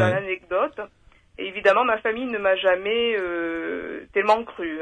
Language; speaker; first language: French; native; French